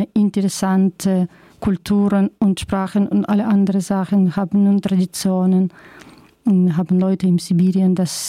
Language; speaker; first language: German; non-native, learner; Russian